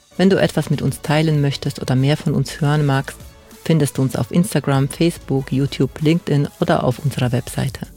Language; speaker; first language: German; native; German